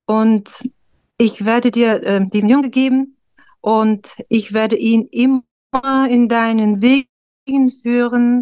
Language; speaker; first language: German; non-native, fluent; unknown